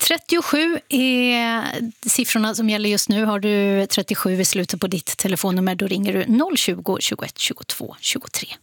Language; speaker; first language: Swedish; native; Swedish